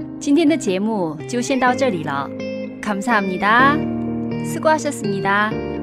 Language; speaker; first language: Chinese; non-native, fluent; Korean